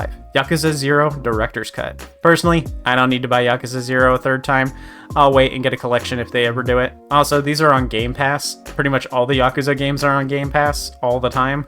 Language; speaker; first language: English; native; English